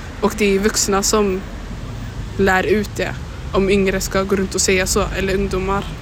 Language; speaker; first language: Swedish; early bilingual, other home language; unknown